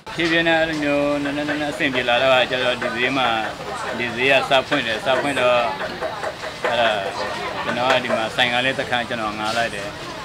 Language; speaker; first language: Burmese; native; Burmese